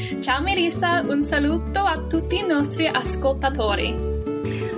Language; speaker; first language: Italian; non-native, fluent; English